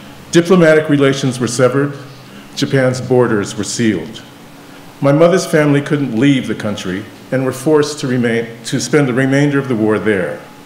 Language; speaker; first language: English; native; English